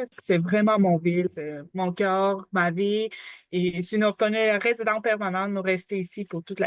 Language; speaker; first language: French; non-native, learner; Ukrainian